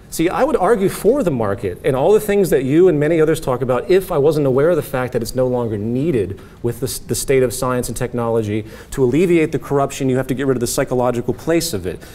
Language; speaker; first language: English; native; English